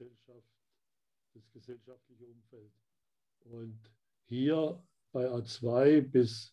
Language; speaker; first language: German; native; German